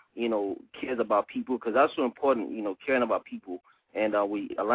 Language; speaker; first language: English; non-native, local second language; Igbo